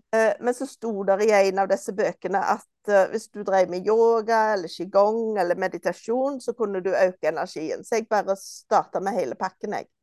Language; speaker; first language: Norwegian; native; Norwegian